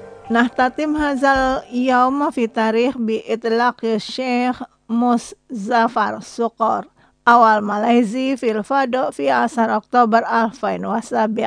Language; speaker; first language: Arabic; non-native, learner; Indonesian